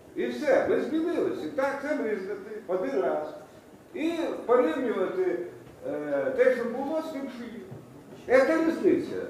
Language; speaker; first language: Ukrainian; non-native, local second language; Russian